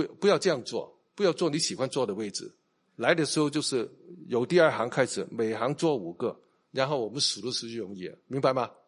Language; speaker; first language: Chinese; non-native, local second language; Cantonese